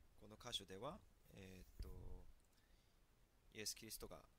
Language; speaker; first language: Japanese; non-native, fluent; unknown